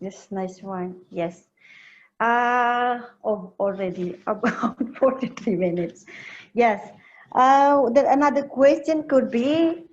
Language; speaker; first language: English; non-native, learner; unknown